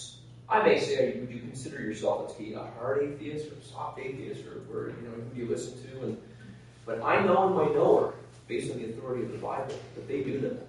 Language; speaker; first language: English; native; English